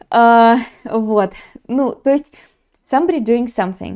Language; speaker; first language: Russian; native; Russian